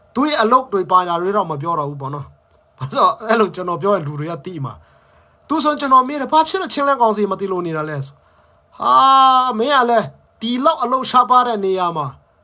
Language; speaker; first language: Burmese; non-native, local second language; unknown